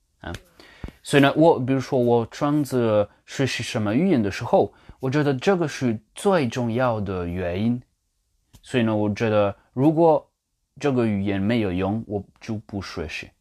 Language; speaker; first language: Chinese; non-native, learner; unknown